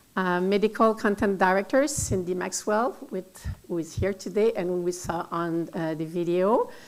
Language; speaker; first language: English; non-native, fluent; French